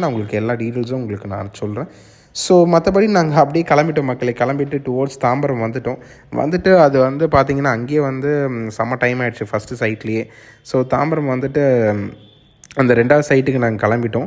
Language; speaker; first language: Tamil; native; Tamil